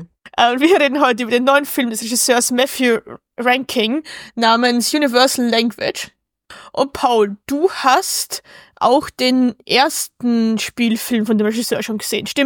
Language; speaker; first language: German; native; German